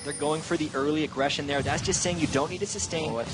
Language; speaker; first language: English; native; English